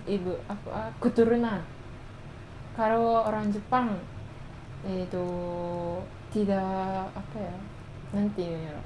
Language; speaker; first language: Indonesian; non-native, learner; Japanese